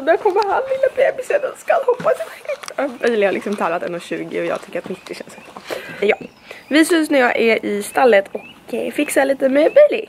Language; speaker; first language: Swedish; native; Swedish